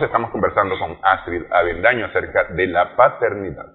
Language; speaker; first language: Spanish; native; Spanish